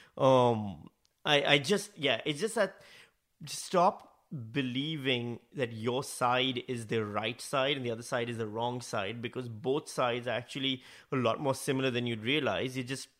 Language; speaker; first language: English; non-native, local second language; Urdu